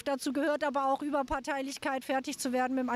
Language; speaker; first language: German; native; German